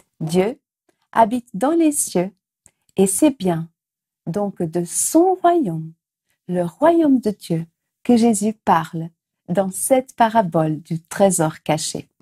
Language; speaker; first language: French; non-native, fluent; Portuguese